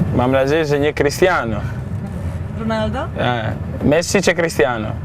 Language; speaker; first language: Polish; non-native, learner; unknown